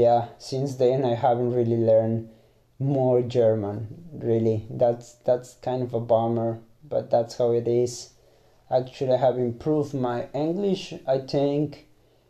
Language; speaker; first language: English; non-native, fluent; Spanish